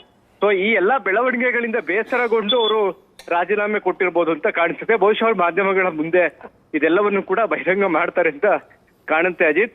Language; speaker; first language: Kannada; native; Kannada